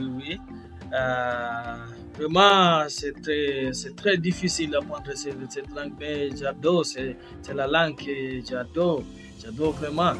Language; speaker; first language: French; non-native, learner; Swahili